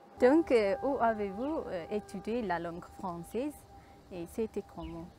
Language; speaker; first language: French; non-native, fluent; Amharic